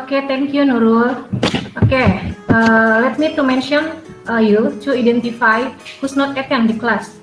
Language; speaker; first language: English; non-native, learner; Indonesian